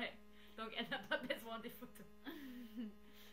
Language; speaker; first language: French; non-native, learner; English